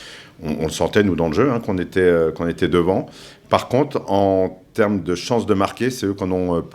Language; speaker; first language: French; native; French